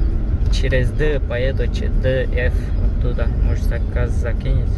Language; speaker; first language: Russian; non-native, learner; Kyrgyz